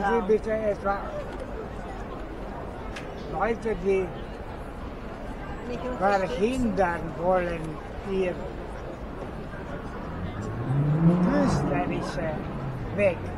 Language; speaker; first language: German; non-native, fluent; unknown